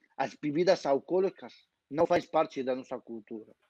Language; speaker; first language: Portuguese; non-native, fluent; Arabic